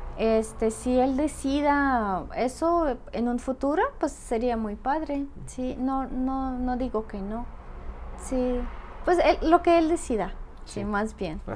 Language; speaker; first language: Spanish; non-native, fluent; Russian